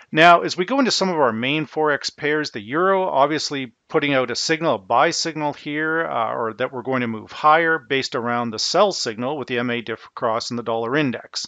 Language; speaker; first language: English; native; English